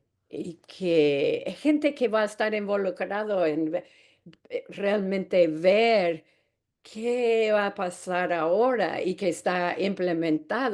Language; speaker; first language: Spanish; non-native, fluent; English